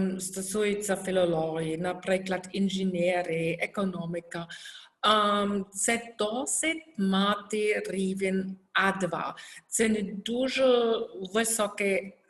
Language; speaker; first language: Ukrainian; non-native, learner; German